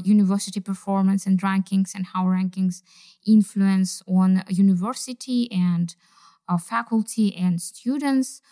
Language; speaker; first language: English; non-native, fluent; Kazakh